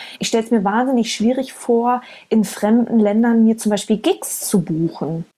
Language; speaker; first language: German; native; German